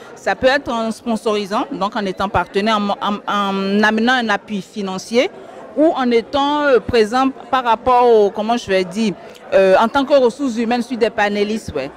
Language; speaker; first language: French; non-native, local second language; Fon